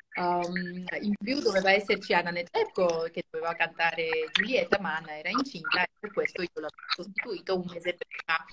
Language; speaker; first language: Italian; non-native, fluent; Georgian